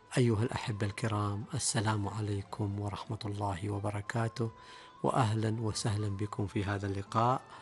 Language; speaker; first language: Arabic; native; Arabic